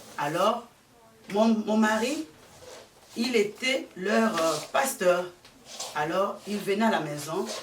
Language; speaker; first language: French; early bilingual, heritage; French